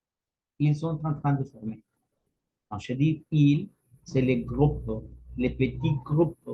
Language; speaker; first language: French; non-native, fluent; Spanish